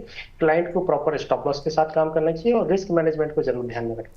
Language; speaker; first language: Hindi; native; Hindi